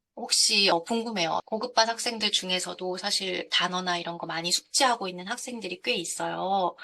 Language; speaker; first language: Korean; native; Korean